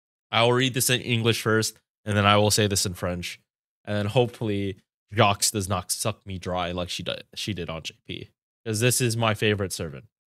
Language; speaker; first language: English; native; English